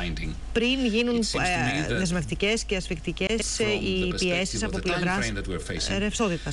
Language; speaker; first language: Greek; native; Greek